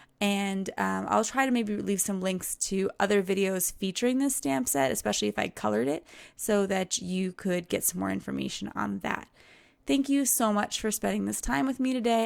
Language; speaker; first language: English; native; English